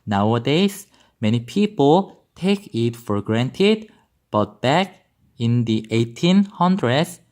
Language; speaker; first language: English; non-native, fluent; Korean